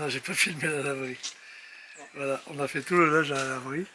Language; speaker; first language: French; native; French